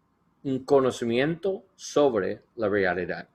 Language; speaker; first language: Spanish; non-native, learner; English